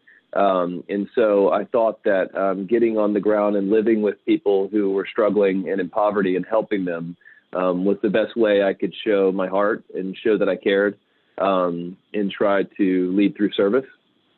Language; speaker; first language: English; native; English